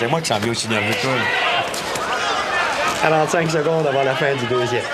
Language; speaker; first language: French; native; French